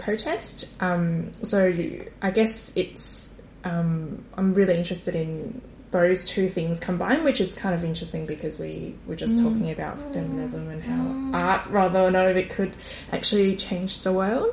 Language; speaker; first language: English; non-native, local second language; Cantonese